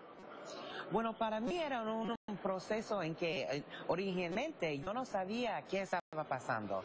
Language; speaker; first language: Spanish; early bilingual, heritage; English